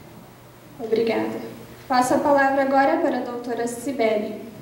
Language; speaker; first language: Portuguese; native; Portuguese